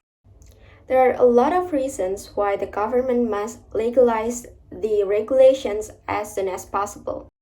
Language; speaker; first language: English; non-native, learner; Indonesian